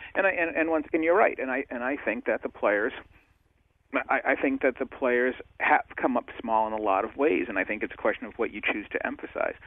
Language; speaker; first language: English; native; English